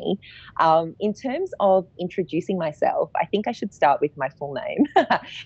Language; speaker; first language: English; native; English